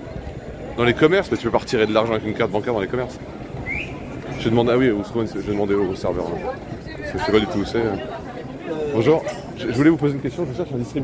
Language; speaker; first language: French; native; French